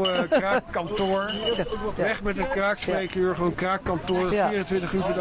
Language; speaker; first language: Dutch; native; Dutch